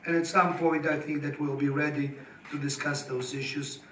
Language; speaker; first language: English; non-native, fluent; Georgian